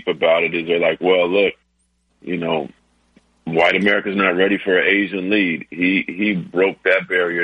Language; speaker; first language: English; native; English